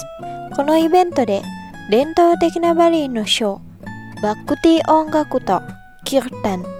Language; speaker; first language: Japanese; non-native, fluent; Indonesian